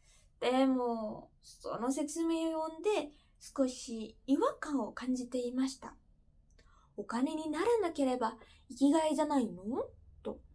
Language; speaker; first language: Japanese; non-native, fluent; Indonesian